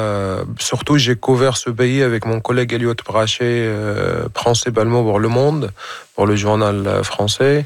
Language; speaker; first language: French; non-native, fluent; Arabic